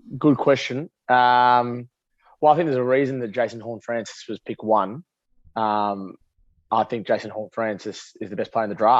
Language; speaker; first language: English; native; English